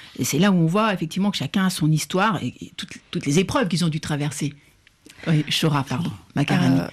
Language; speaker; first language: French; native; French